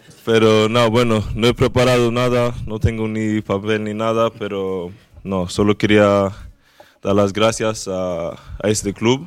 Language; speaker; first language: Spanish; non-native, fluent; Swedish